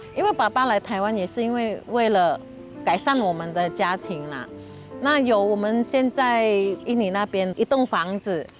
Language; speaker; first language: Chinese; early bilingual, heritage; Hakka Chinese